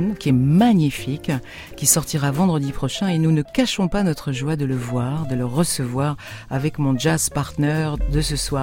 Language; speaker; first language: French; native; French